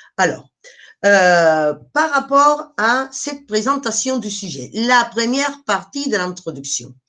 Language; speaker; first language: French; non-native, fluent; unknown